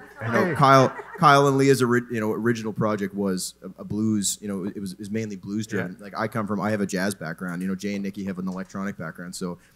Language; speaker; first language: English; native; English